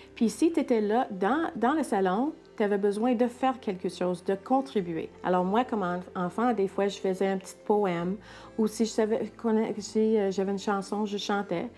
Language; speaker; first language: French; non-native, local second language; English